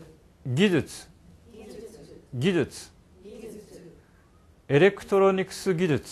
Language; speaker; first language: Japanese; non-native, fluent; Korean